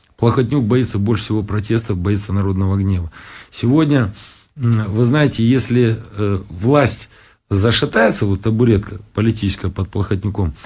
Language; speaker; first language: Russian; non-native, local second language; Romanian